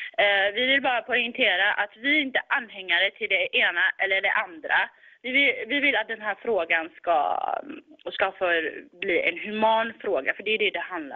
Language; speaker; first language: Swedish; early bilingual, other home language; Tigrinya